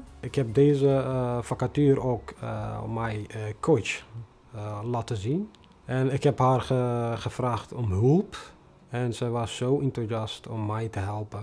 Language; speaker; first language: Dutch; non-native, fluent; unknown